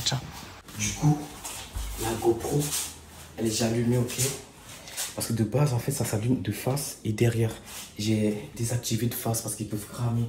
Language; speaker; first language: French; native; French